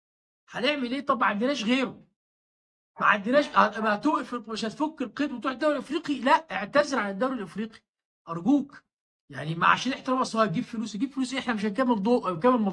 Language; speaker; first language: Arabic; native; Arabic